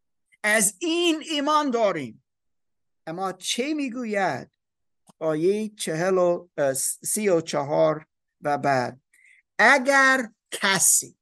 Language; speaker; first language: Persian; non-native, fluent; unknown